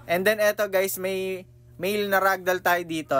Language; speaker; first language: Filipino; native; Filipino